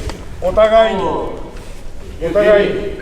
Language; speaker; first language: Japanese; native; Japanese